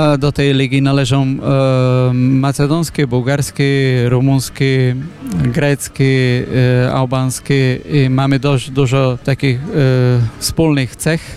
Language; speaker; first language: Polish; non-native, fluent; Macedonian